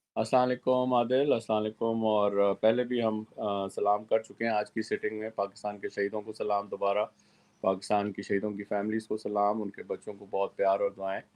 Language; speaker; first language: Urdu; non-native, local second language; Sindhi